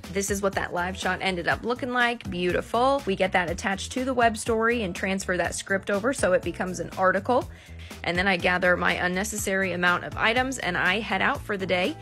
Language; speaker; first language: English; native; English